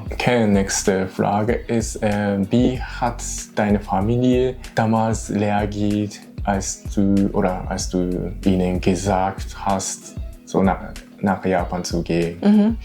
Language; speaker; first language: German; non-native, learner; Japanese